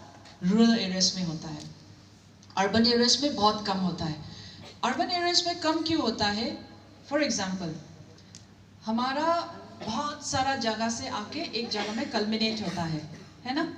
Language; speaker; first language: Hindi; non-native, local second language; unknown